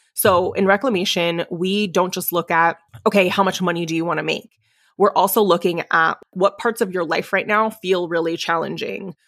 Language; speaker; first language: English; early bilingual, other home language; Spanish